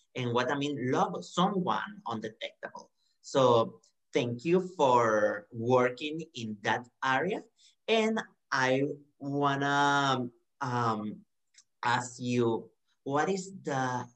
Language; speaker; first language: English; non-native, learner; Spanish